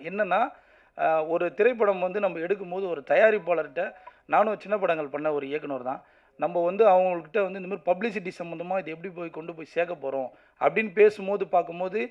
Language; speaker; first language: Tamil; native; Tamil